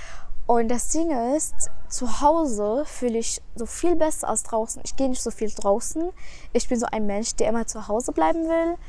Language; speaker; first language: German; early bilingual, other home language; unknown